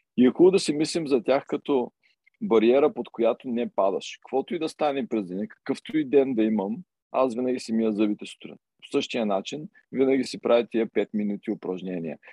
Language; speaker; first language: Bulgarian; native; Bulgarian